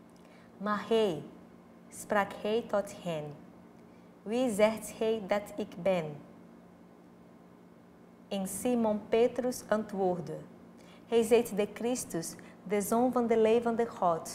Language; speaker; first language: Dutch; non-native, fluent; Portuguese